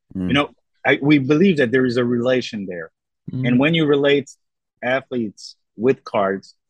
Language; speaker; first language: English; non-native, fluent; French